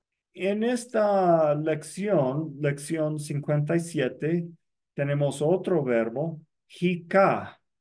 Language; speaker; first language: Spanish; non-native, fluent; English